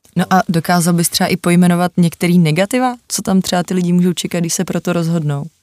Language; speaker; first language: Czech; native; Czech